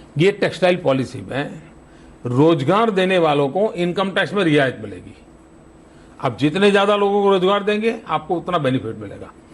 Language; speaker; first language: Hindi; non-native, local second language; Gujarati